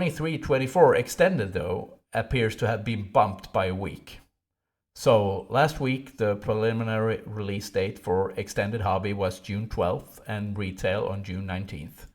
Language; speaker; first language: English; non-native, fluent; Swedish